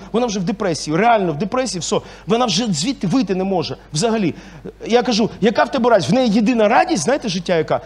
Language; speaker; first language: Ukrainian; non-native, local second language; Russian